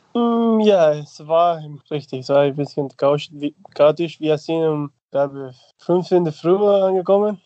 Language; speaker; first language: German; non-native, fluent; Spanish